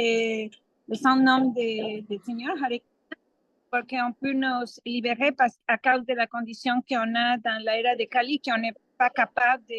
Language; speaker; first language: French; non-native, learner; Spanish